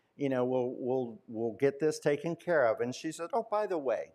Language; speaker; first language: English; native; English